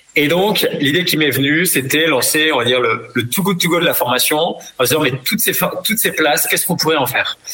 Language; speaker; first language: French; native; French